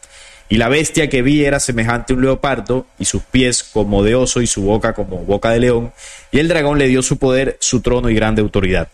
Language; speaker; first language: Spanish; native; Spanish